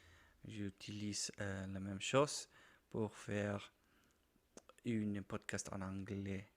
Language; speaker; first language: French; non-native, learner; Spanish